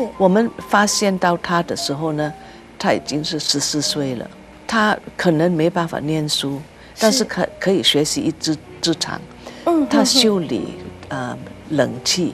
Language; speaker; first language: Chinese; early bilingual, heritage; Chinese